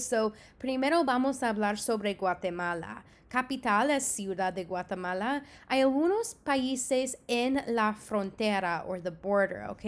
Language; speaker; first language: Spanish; non-native, fluent; English